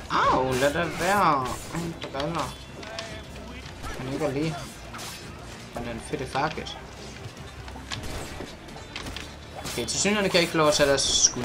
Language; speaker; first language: Danish; native; Danish